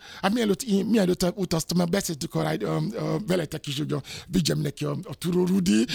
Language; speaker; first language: Hungarian; non-native, learner; Yoruba